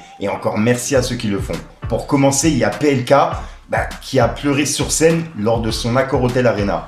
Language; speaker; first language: French; native; French